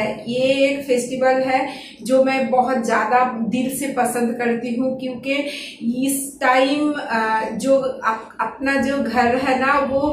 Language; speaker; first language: Hindi; non-native, local second language; Bangla